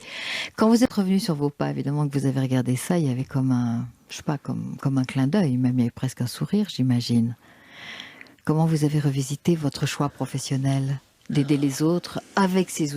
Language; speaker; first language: French; native; French